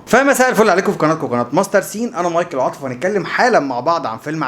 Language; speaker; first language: Arabic; native; Arabic